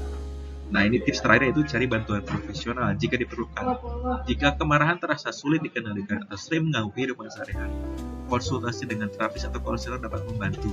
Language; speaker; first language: Indonesian; native; Indonesian